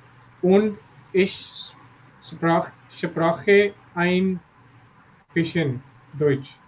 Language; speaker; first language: German; non-native, learner; Urdu